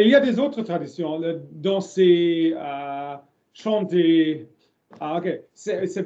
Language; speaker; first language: French; non-native, learner; German